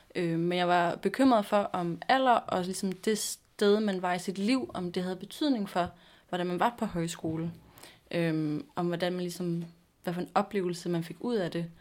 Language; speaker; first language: Danish; native; Danish